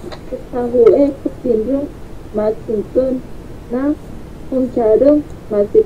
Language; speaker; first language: Korean; non-native, learner; Vietnamese